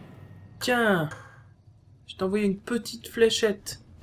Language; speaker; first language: French; native; French